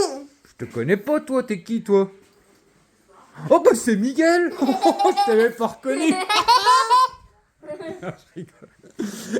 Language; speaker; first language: French; native; French